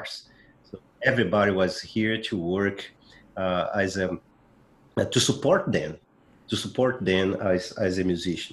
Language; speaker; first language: English; non-native, fluent; Portuguese